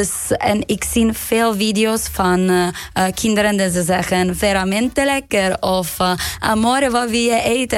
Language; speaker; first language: Dutch; non-native, learner; Italian